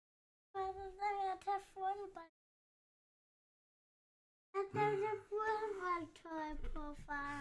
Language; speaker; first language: Danish; early bilingual, other home language; Vietnamese